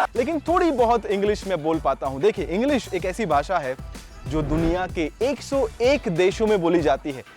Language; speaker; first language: Hindi; non-native, local second language; Gujarati